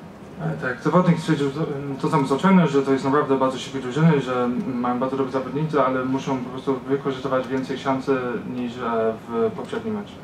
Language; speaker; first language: Polish; early bilingual, heritage; Polish